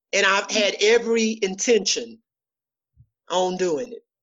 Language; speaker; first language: English; native; English